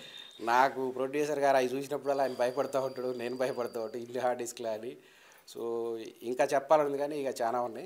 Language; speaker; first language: Telugu; native; Telugu